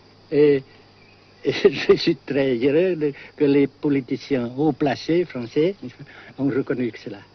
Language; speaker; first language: French; non-native, fluent; Vietnamese